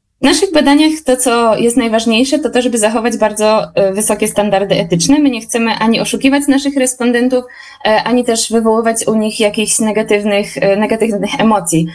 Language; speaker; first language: Polish; native; Polish